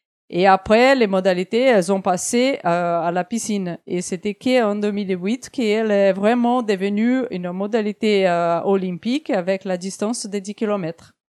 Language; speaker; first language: French; non-native, fluent; Portuguese